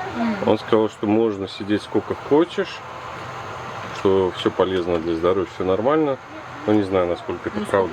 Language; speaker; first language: Russian; native; Russian